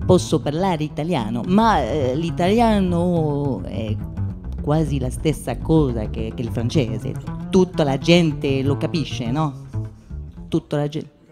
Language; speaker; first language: Italian; non-native, learner; French